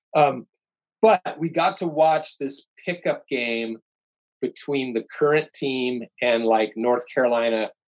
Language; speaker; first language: English; native; English